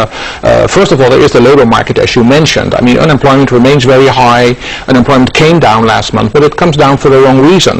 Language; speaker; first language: English; non-native, fluent; Dutch